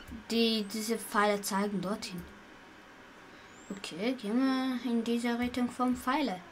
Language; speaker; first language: German; early bilingual, other home language; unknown